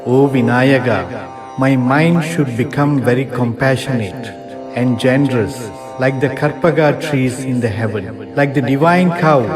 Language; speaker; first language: English; non-native, local second language; Tamil